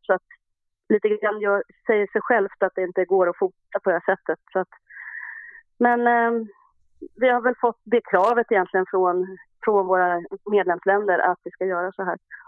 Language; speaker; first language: Swedish; native; Swedish